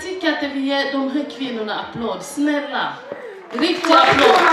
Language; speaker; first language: Swedish; non-native, fluent; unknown